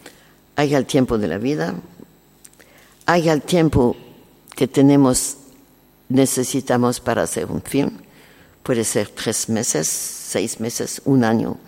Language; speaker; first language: Spanish; non-native, learner; French